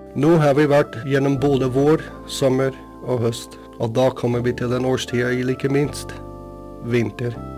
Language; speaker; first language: Norwegian; non-native, fluent; English